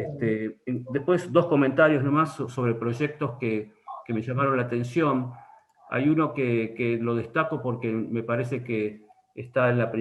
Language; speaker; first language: Spanish; native; Spanish